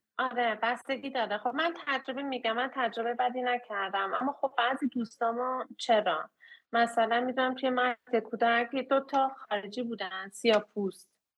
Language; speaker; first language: Persian; early bilingual, heritage; Persian